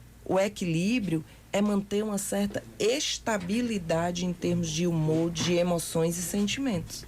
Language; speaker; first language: Portuguese; native; Portuguese